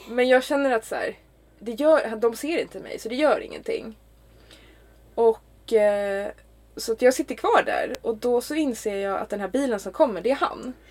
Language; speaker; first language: Swedish; native; Swedish